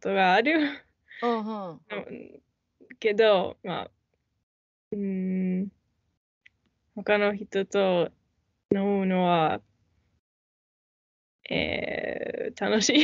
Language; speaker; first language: Japanese; non-native, learner; English